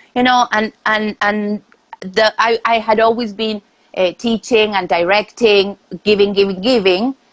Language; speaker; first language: English; non-native, fluent; Spanish